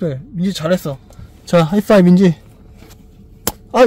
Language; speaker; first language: Korean; native; Korean